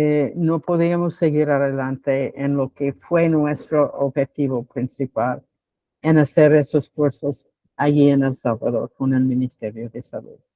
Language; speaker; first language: Spanish; non-native, fluent; English